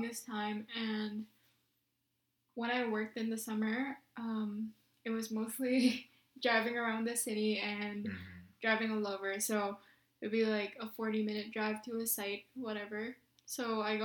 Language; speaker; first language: English; non-native, local second language; Filipino